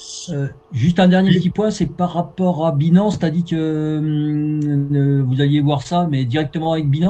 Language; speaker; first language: French; native; French